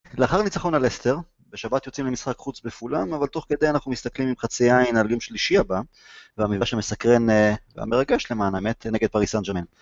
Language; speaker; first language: Hebrew; native; Hebrew